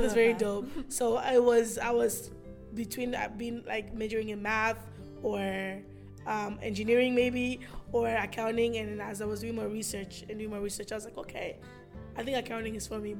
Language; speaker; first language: English; early bilingual, other home language; Ewe